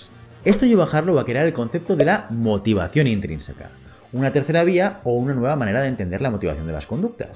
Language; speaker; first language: Spanish; native; Spanish